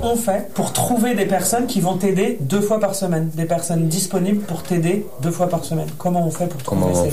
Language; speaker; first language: French; native; French